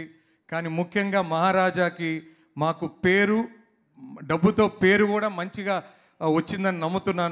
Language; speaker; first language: Telugu; native; Telugu